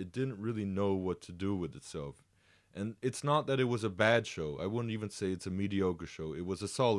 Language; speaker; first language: English; native; English